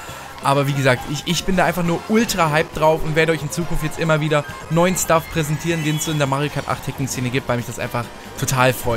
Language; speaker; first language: German; native; German